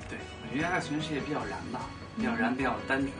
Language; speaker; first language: Chinese; native; Chinese